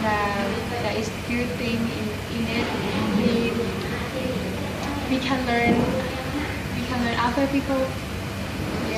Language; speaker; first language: English; non-native, learner; Thai